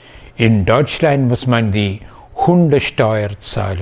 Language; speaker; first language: German; non-native, fluent; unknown